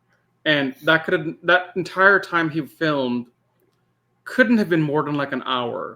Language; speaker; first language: English; native; English